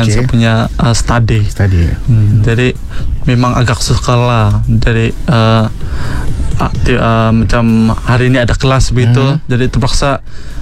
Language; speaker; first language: Malay; non-native, local second language; Central Dusun